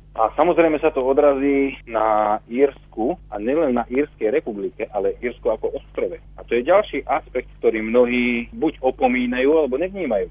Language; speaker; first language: Slovak; native; Slovak